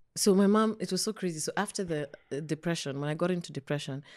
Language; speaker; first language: English; non-native, local second language; Kikuyu